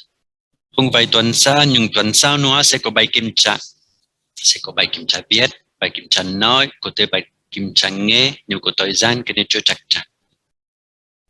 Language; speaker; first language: Vietnamese; non-native, fluent; French